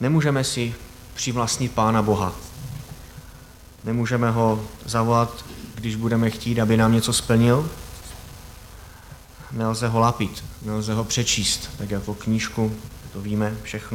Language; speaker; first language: Czech; native; Czech